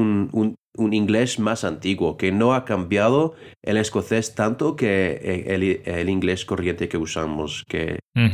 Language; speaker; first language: Spanish; non-native, fluent; English